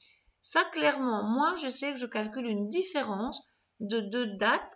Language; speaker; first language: French; native; French